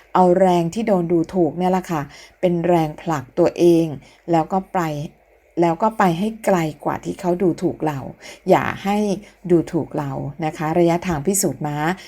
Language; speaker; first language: Thai; native; Thai